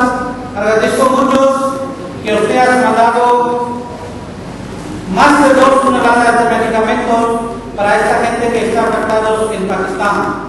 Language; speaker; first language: Spanish; non-native, learner; Urdu